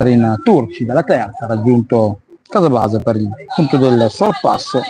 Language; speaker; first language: Italian; native; Italian